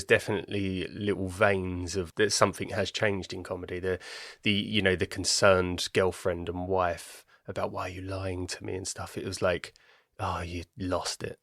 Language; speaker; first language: English; native; English